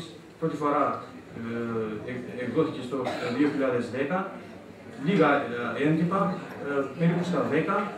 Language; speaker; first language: Greek; non-native, fluent; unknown